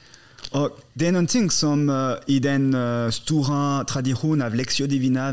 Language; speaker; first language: Swedish; non-native, fluent; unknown